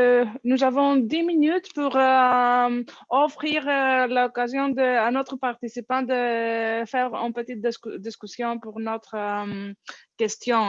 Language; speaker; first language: French; non-native, learner; English